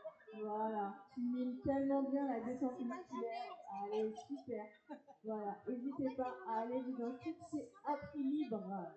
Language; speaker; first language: French; native; French